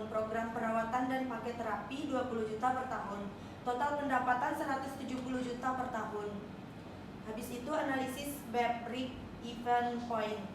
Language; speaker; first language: Indonesian; native; Indonesian